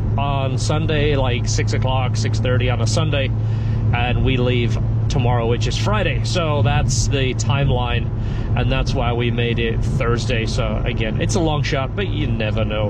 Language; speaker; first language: English; native; English